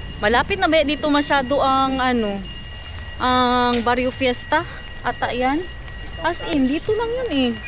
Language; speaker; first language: Filipino; non-native, local second language; Cebuano